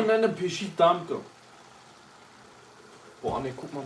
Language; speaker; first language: German; early bilingual, other home language; Kurdish